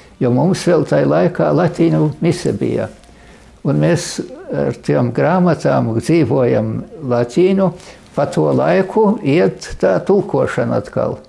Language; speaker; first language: Latvian; native; Latvian